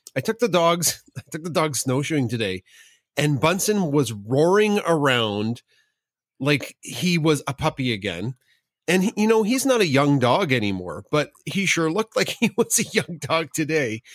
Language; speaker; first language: English; native; English